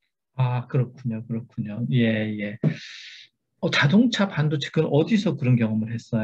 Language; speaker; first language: Korean; native; Korean